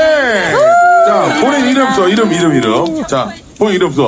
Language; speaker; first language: Korean; native; Korean